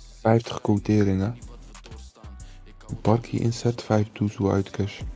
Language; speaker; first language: Dutch; early bilingual, other home language; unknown